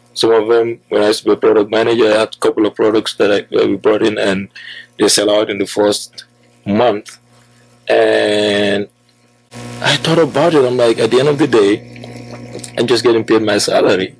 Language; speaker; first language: English; non-native, local second language; Wolof